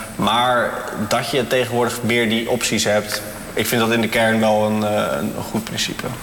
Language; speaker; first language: Dutch; native; Dutch